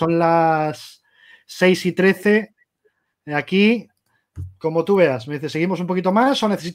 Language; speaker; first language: Spanish; native; Spanish